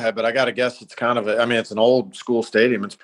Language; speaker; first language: English; native; English